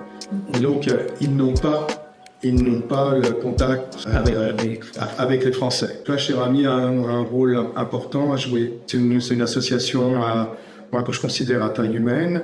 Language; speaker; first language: French; native; French